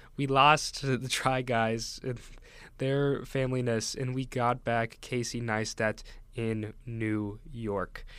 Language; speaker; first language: English; native; English